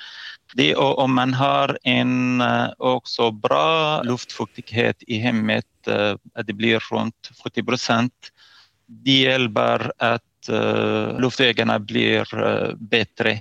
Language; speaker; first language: Swedish; non-native, fluent; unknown